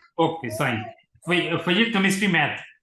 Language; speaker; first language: English; non-native, local second language; Hindi